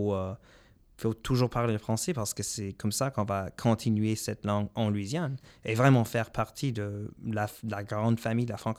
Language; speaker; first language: French; non-native, local second language; English